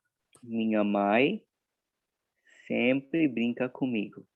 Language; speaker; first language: Portuguese; non-native, learner; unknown